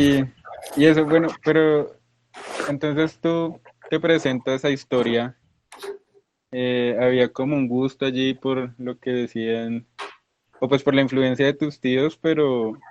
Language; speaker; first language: Spanish; native; Spanish